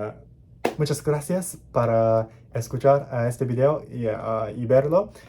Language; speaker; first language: Spanish; non-native, learner; English